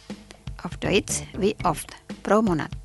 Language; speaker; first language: German; non-native, fluent; Indonesian